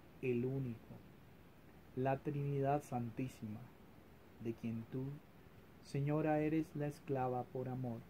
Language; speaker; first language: Spanish; native; Spanish